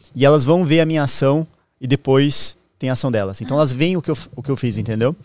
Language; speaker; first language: Portuguese; native; Portuguese